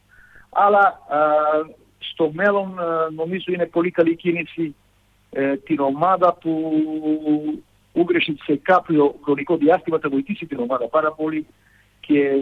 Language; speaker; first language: Greek; non-native, fluent; Serbian